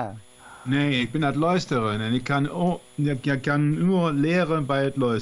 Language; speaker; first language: Dutch; non-native, learner; German